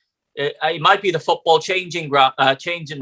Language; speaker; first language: English; native; English